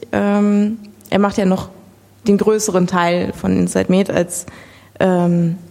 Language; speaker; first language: German; native; German